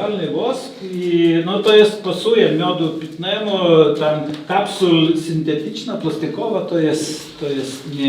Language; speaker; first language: Polish; non-native, learner; Lithuanian